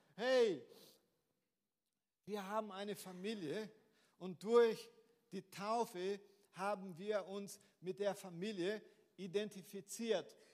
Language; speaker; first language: German; non-native, fluent; Portuguese